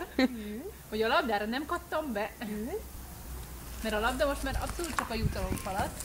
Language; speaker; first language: Hungarian; native; Hungarian